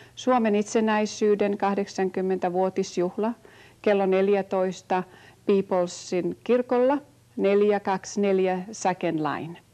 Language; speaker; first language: Finnish; native; Finnish